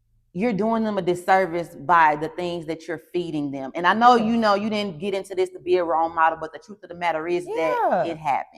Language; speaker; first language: English; native; English